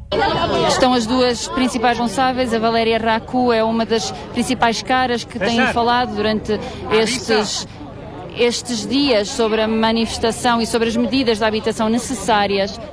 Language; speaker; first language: Portuguese; native; Portuguese